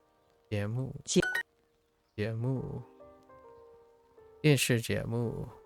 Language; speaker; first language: Chinese; non-native, learner; English